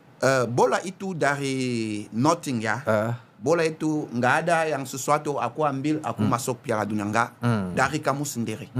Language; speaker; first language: Indonesian; non-native, learner; Japanese